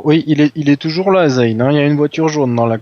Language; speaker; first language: French; native; French